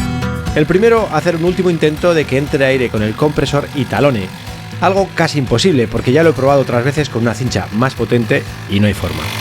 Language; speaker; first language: Spanish; native; Spanish